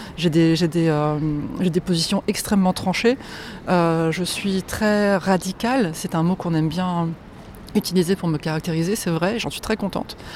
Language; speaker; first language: French; non-native, fluent; Polish